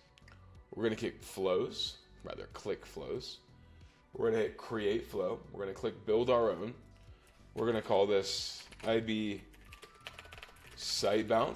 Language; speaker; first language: English; native; English